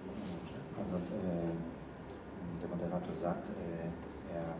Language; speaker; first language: German; non-native, fluent; Polish